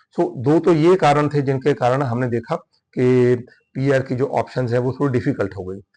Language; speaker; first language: Hindi; non-native, local second language; Punjabi